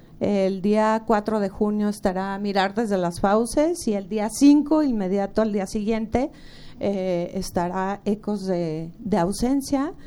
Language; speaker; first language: Spanish; native; Spanish